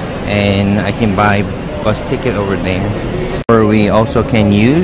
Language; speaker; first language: English; non-native, learner; Vietnamese